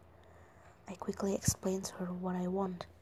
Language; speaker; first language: English; non-native, learner; Indonesian